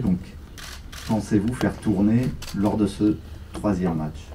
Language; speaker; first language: French; native; French